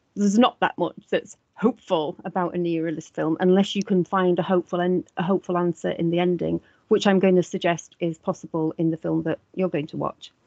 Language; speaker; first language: English; native; English